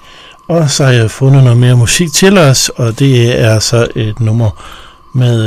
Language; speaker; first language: Danish; native; Danish